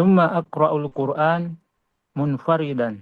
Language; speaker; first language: Arabic; non-native, learner; Indonesian